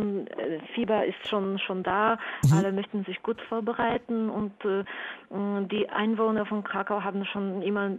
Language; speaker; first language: German; non-native, fluent; Polish